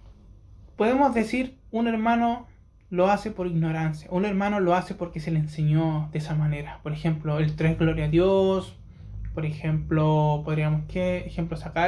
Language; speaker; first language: Spanish; native; Spanish